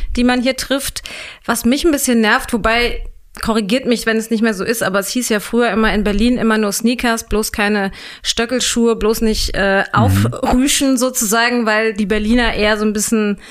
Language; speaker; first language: German; native; German